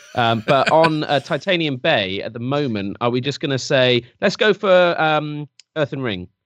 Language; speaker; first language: English; native; English